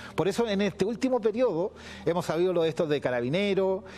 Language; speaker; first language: Spanish; native; Spanish